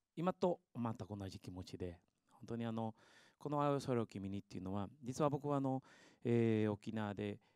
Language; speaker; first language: Japanese; early bilingual, heritage; Spanish